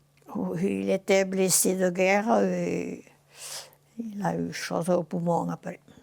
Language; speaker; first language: French; non-native, local second language; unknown